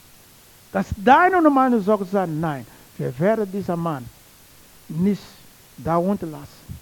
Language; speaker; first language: German; non-native, learner; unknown